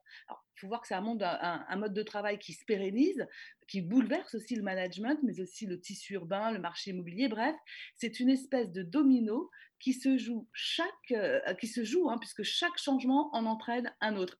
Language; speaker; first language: French; native; French